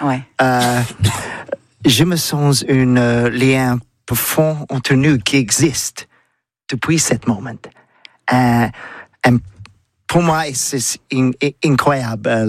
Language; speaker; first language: French; non-native, learner; English